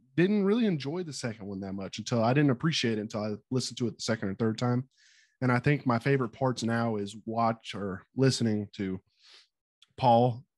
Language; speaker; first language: English; native; English